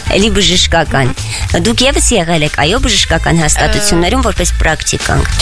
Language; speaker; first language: Armenian; native; Armenian